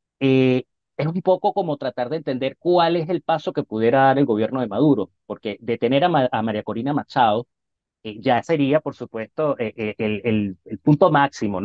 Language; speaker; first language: Spanish; native; Spanish